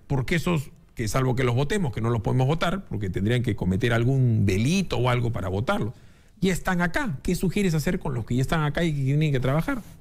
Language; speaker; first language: Spanish; native; Spanish